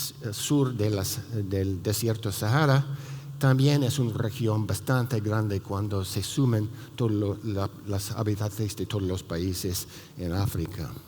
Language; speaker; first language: Spanish; non-native, fluent; English